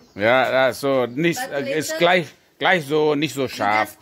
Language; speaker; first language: German; non-native, fluent; Indonesian